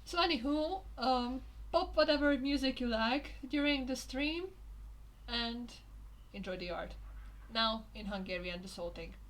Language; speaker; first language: English; non-native, fluent; Hungarian